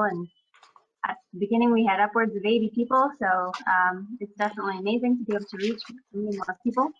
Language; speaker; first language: English; native; English